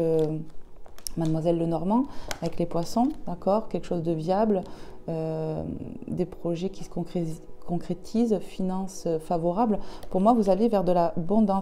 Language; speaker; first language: French; native; French